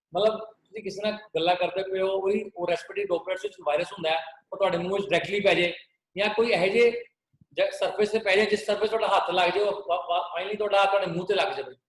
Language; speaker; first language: Hindi; non-native, local second language; Punjabi